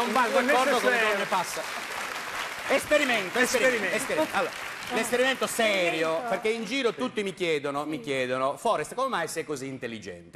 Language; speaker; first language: Italian; native; Italian